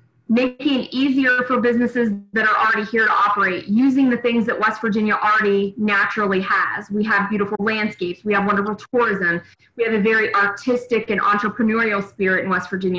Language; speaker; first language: English; native; English